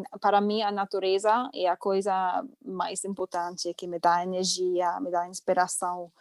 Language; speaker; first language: Portuguese; non-native, fluent; English